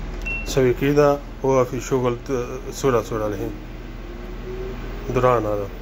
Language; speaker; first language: Arabic; non-native, learner; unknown